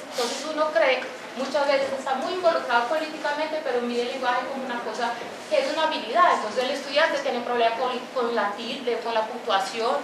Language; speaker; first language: Spanish; non-native, fluent; Portuguese